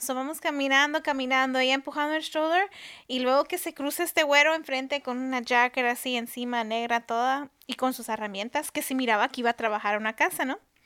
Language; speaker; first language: Spanish; early bilingual, heritage; Spanish